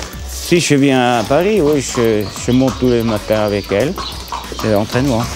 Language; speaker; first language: French; non-native, local second language; German